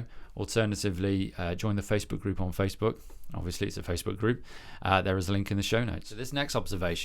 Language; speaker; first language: English; native; English